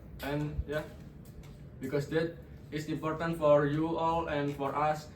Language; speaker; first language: English; non-native, learner; Indonesian